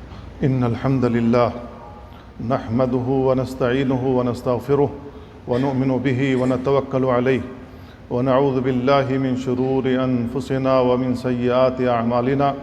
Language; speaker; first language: Arabic; non-native, fluent; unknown